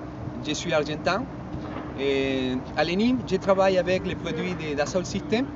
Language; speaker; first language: French; non-native, learner; Spanish